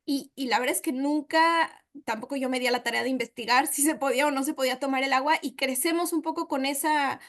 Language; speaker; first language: Spanish; native; Spanish